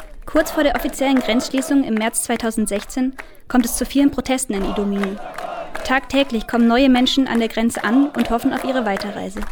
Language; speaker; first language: German; native; German